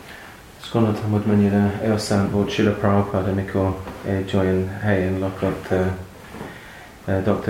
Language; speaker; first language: Hungarian; non-native, learner; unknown